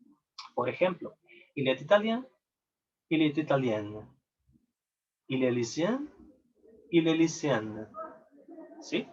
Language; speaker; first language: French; non-native, learner; Spanish